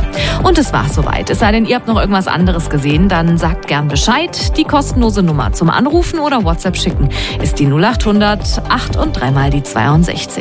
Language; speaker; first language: German; native; German